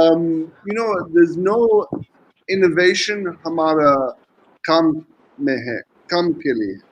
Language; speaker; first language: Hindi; non-native, learner; English